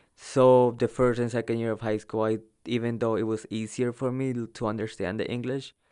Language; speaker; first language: English; early bilingual, other home language; Spanish